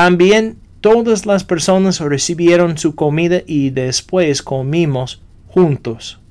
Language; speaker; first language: Spanish; non-native, fluent; English